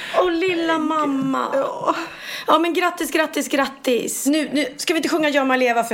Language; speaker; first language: Swedish; native; Swedish